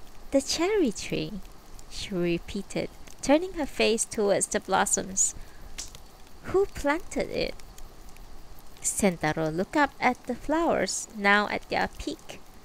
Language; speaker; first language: English; non-native, local second language; Cantonese